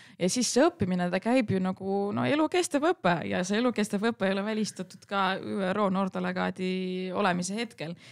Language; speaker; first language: Estonian; non-native, local second language; Russian